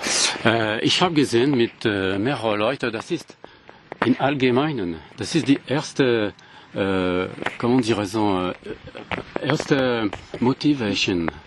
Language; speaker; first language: German; non-native, learner; French